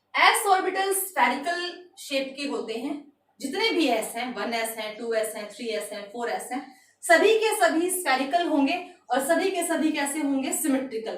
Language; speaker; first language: Hindi; native; Hindi